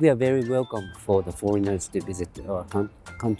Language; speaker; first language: English; non-native, learner; Japanese